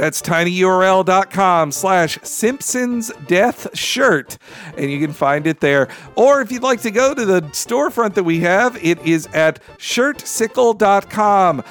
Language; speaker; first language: English; native; English